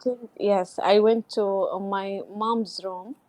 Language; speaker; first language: English; non-native, learner; Arabic